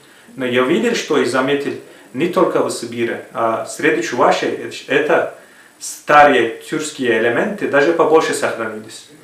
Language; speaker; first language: Russian; non-native, fluent; Turkish